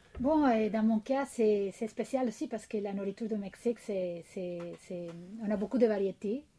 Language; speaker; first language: French; non-native, fluent; Spanish